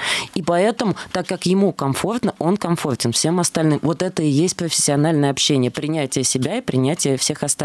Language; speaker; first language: Russian; native; Russian